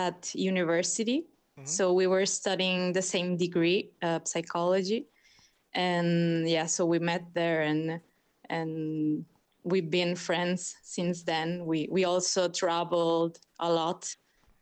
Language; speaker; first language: English; non-native, fluent; Spanish